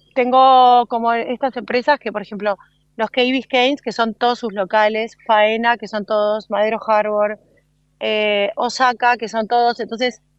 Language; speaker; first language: Spanish; native; Spanish